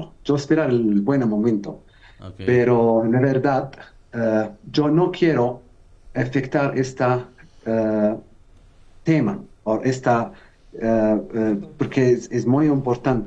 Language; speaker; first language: Spanish; non-native, learner; Arabic